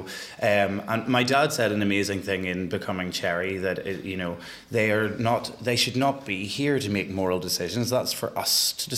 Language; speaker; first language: English; native; English